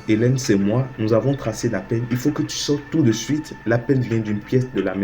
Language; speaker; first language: French; native; French